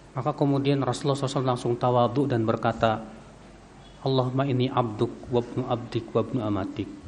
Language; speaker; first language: Indonesian; native; Indonesian